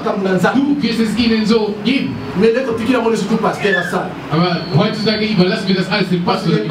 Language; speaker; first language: German; non-native, learner; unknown